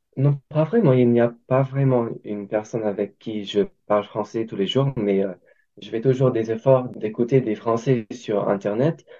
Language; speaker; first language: French; non-native, fluent; English